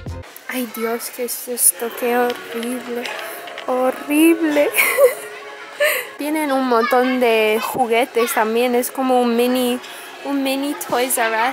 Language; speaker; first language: Spanish; non-native, fluent; English